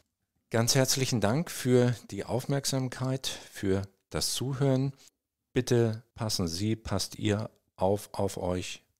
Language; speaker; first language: German; native; German